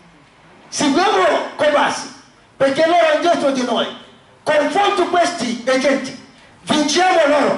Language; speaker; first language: Italian; non-native, learner; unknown